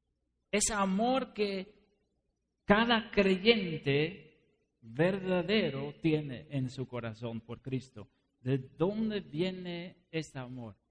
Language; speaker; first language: Spanish; non-native, fluent; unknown